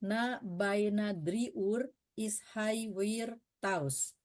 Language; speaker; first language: Dutch; non-native, learner; Indonesian